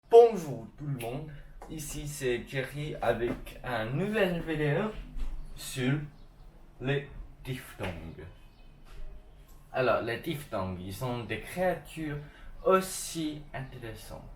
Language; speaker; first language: French; non-native, learner; Chinese